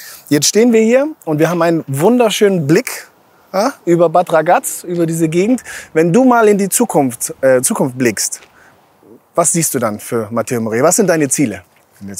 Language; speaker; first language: German; native; German